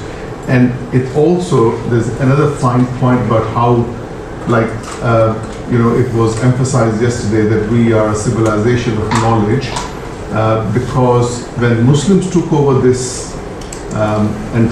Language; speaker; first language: English; non-native, local second language; Punjabi